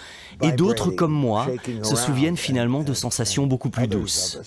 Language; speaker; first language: French; native; French